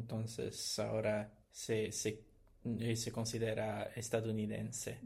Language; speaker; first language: Spanish; non-native, learner; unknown